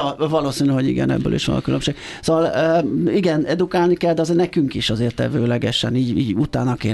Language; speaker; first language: Hungarian; native; Hungarian